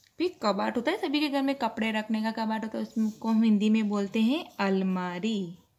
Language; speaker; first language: Hindi; non-native, local second language; Gujarati